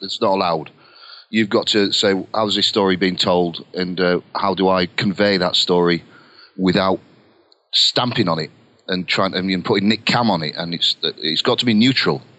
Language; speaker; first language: English; native; English